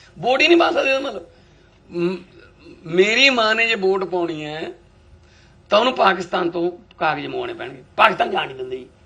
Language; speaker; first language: Punjabi; native; Punjabi